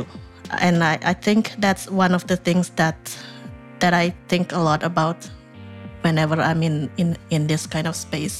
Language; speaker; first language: English; non-native, fluent; Indonesian